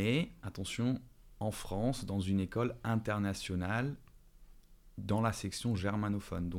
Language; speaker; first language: French; early bilingual, other home language; Dutch